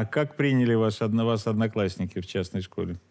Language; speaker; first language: Russian; native; Russian